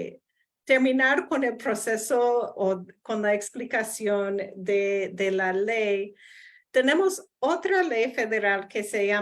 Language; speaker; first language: Spanish; non-native, fluent; English